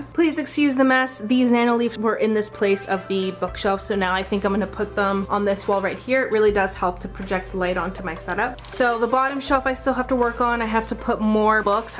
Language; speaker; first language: English; native; English